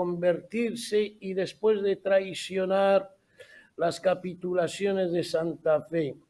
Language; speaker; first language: Spanish; non-native, fluent; Arabic